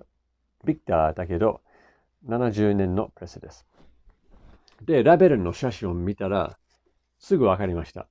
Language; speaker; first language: Japanese; non-native, fluent; English